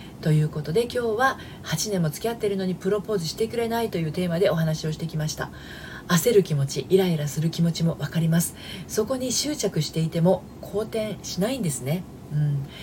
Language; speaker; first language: Japanese; native; Japanese